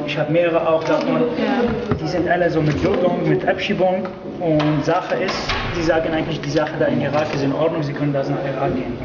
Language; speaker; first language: German; non-native, learner; Arabic